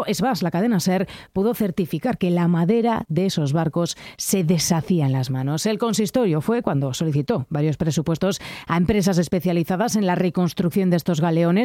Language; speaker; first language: Spanish; native; Spanish